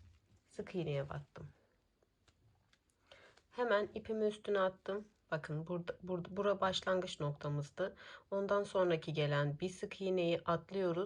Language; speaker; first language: Turkish; native; Turkish